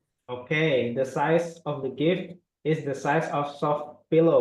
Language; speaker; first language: English; non-native, fluent; Indonesian